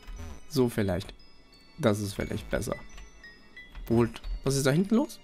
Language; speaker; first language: German; native; German